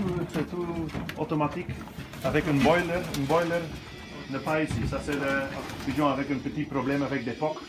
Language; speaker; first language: French; non-native, learner; Dutch